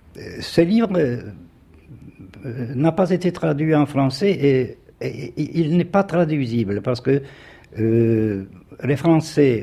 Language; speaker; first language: French; non-native, fluent; Polish